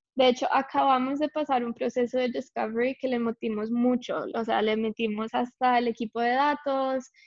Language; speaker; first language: Spanish; early bilingual, heritage; English